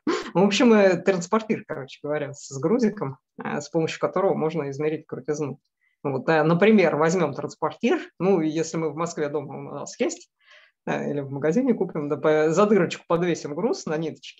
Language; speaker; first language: Russian; native; Russian